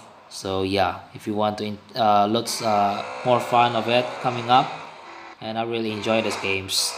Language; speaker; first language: English; non-native, learner; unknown